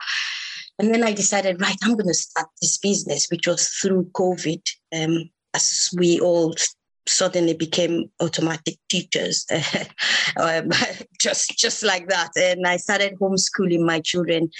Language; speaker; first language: English; non-native, local second language; Igbo